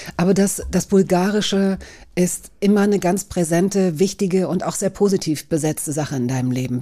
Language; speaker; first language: German; native; German